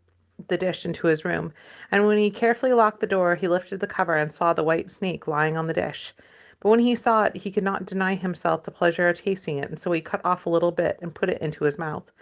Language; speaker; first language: English; native; English